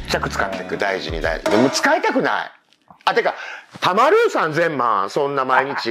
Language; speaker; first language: Japanese; native; Japanese